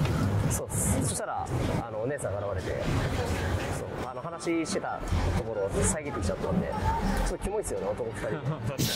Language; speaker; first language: Japanese; native; Japanese